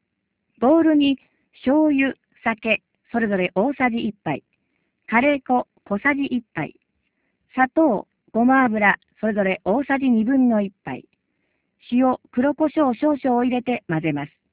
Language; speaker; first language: Japanese; native; Japanese